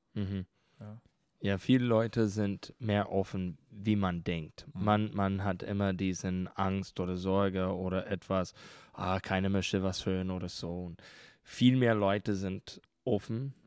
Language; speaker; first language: German; non-native, learner; English